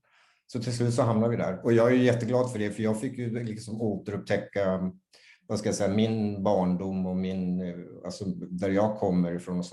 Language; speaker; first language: Swedish; native; Swedish